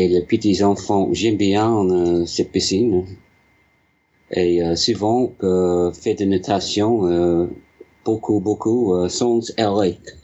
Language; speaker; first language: French; non-native, learner; English